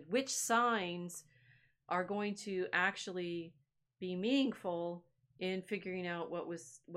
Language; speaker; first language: English; native; English